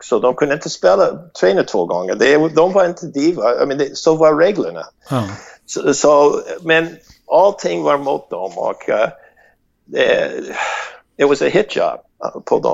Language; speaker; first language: Swedish; non-native, fluent; English